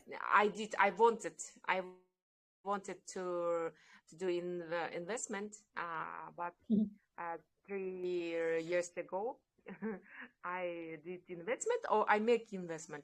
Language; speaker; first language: English; non-native, learner; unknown